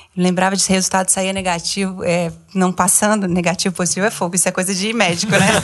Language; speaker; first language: Portuguese; native; Portuguese